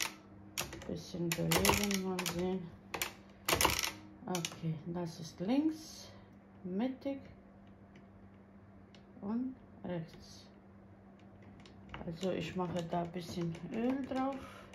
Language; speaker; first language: German; non-native, learner; Bosnian